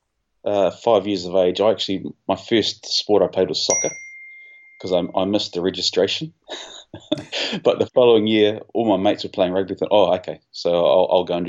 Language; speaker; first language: English; native; English